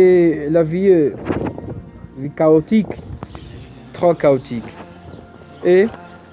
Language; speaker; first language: French; non-native, learner; Portuguese